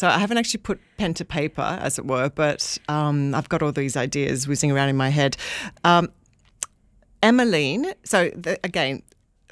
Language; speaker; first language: English; native; English